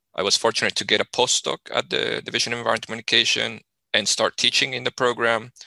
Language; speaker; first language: English; non-native, fluent; Spanish